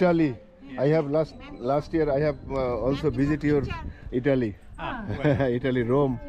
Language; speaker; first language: English; non-native, learner; Bangla